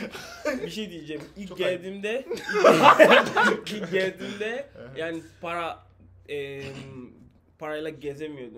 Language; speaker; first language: Turkish; non-native, fluent; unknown